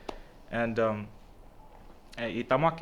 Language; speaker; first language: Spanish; early bilingual, heritage; Spanish